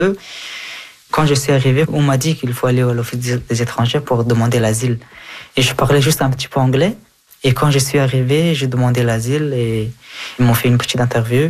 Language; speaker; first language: French; non-native, fluent; Persian